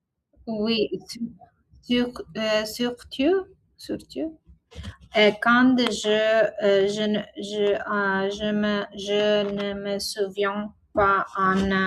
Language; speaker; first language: French; non-native, learner; Italian